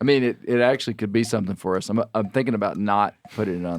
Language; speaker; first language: English; native; English